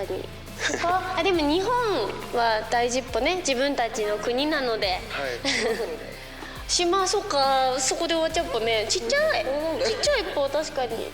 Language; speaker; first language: Japanese; native; Japanese